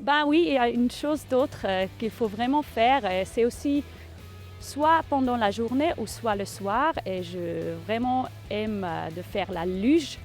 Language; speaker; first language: French; non-native, learner; German